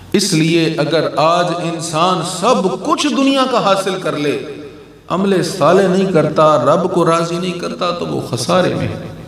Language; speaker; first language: Urdu; non-native, local second language; Punjabi